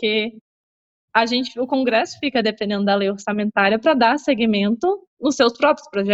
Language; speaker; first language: Portuguese; native; Portuguese